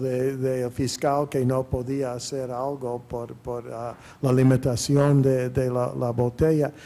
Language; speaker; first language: Spanish; non-native, fluent; English